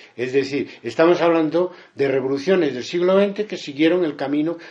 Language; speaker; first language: Spanish; native; Spanish